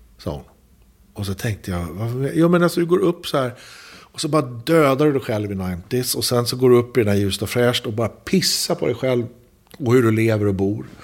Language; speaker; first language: Swedish; native; Swedish